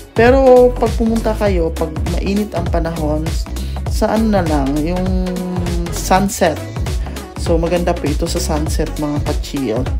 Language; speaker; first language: Filipino; non-native, local second language; Cebuano